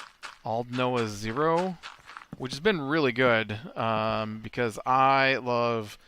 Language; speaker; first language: English; native; English